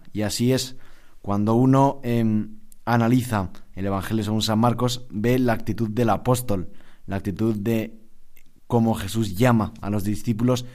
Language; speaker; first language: Spanish; native; Spanish